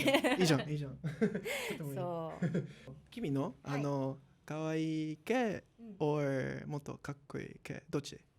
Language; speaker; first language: Japanese; non-native, learner; English